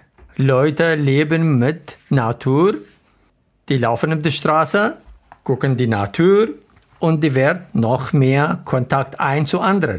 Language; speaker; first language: German; non-native, learner; Arabic